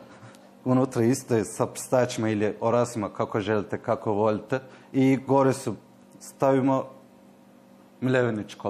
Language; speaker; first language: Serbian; non-native, learner; Turkish